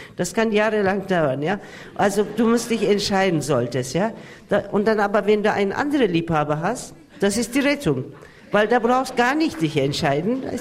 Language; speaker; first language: German; non-native, fluent; Turkish